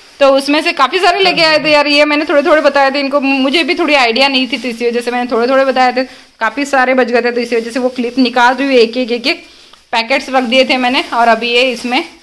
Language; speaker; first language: Hindi; native; Hindi